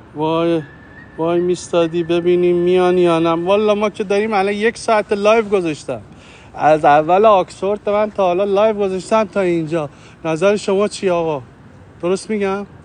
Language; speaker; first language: Persian; native; Persian